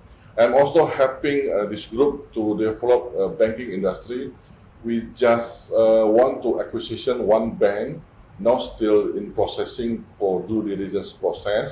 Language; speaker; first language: English; non-native, fluent; Indonesian